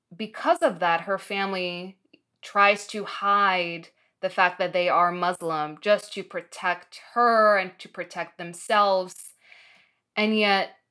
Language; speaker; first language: English; early bilingual, other home language; Arabic